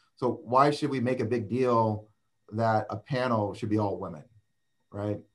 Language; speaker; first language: English; native; English